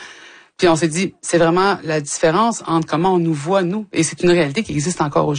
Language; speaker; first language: French; native; French